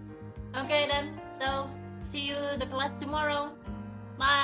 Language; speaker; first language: English; non-native, learner; Indonesian